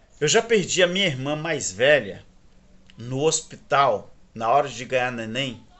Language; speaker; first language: Portuguese; native; Portuguese